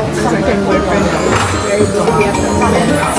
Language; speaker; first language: English; non-native, local second language; Filipino